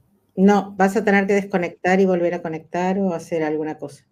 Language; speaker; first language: Spanish; native; Spanish